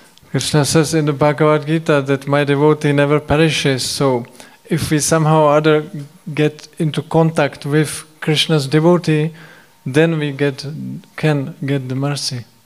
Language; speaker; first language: English; non-native, fluent; Czech